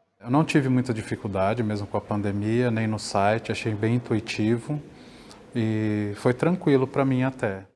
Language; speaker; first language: Portuguese; native; Portuguese